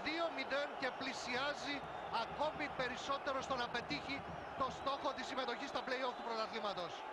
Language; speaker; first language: Greek; native; Greek